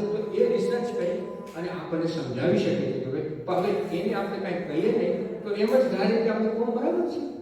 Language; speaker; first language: Gujarati; early bilingual, heritage; Gujarati